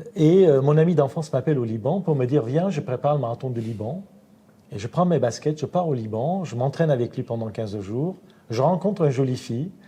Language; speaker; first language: French; non-native, fluent; Armenian